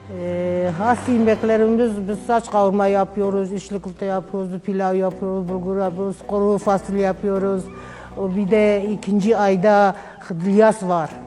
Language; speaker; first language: Turkish; non-native, local second language; Kurdish